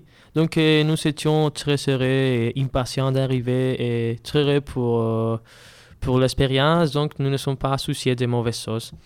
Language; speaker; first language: French; non-native, learner; Spanish